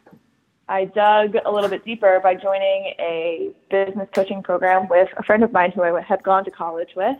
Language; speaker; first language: English; native; English